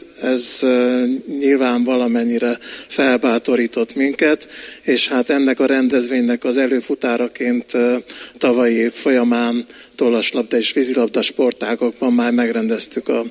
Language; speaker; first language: Hungarian; native; Hungarian